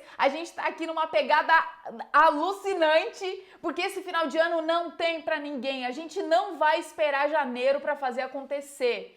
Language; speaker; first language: Portuguese; native; Portuguese